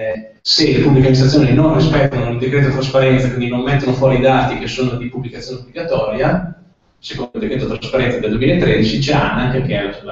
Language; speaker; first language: Italian; native; Italian